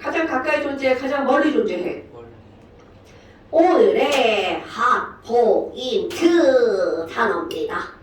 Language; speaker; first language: Korean; native; Korean